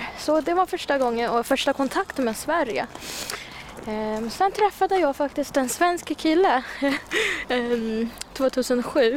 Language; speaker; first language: Swedish; non-native, fluent; Chinese